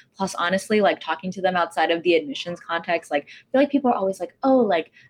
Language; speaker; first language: English; native; English